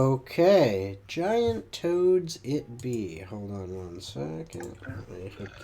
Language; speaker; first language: English; native; English